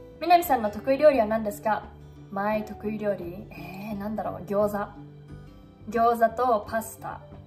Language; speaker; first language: Japanese; early bilingual, heritage; Japanese